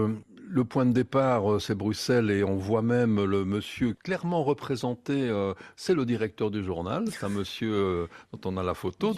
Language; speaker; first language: French; native; French